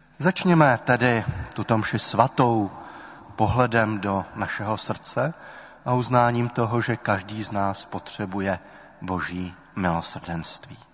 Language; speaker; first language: Czech; native; Czech